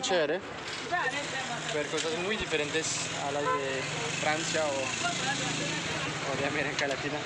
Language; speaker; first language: Spanish; non-native, fluent; French